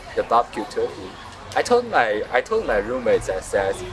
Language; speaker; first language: English; non-native, learner; Chinese